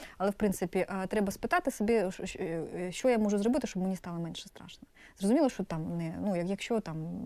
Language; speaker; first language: Ukrainian; non-native, local second language; Russian